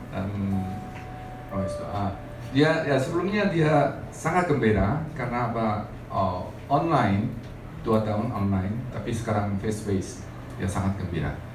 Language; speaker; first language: Indonesian; non-native, learner; Korean